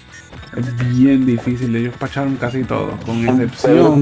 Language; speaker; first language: Spanish; native; Spanish